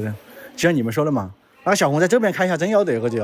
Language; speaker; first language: Chinese; native; Chinese